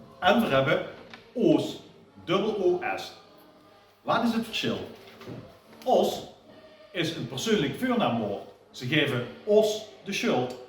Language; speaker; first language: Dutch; native; Dutch